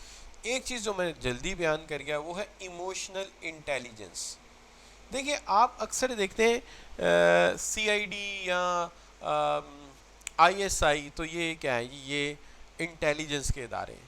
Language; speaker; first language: Urdu; native; Urdu